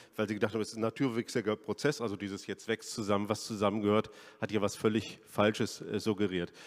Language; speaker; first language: German; native; German